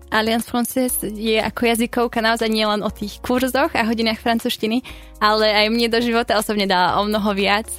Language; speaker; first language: Slovak; native; Slovak